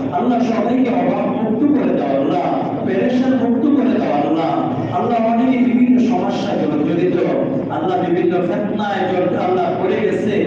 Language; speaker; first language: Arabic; non-native, fluent; Bangla